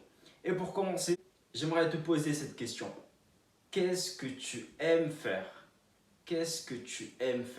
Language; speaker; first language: French; non-native, fluent; Portuguese